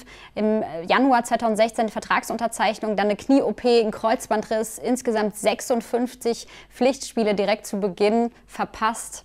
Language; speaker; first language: German; native; German